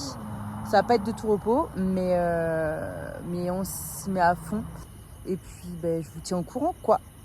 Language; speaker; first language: French; native; French